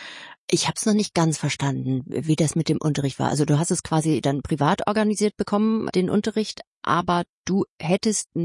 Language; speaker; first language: German; native; German